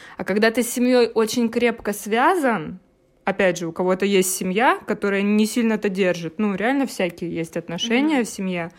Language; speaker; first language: Russian; native; Russian